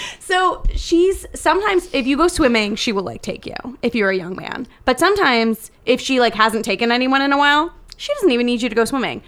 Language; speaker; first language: English; native; English